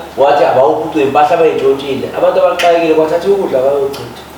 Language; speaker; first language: Zulu; native; Zulu